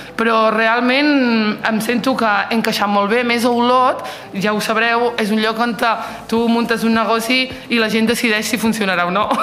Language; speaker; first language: Catalan; early bilingual, other home language; Riffian